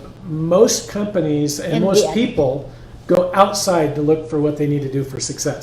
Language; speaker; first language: English; native; English